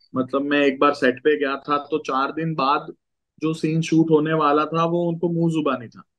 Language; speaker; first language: Hindi; non-native, local second language; Gujarati